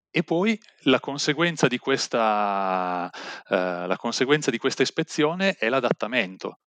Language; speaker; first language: Italian; native; Italian